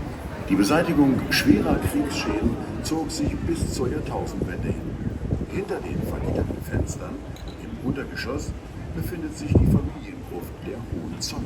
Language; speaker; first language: German; native; German